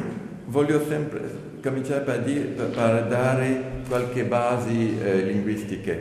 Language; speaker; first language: Italian; non-native, learner; French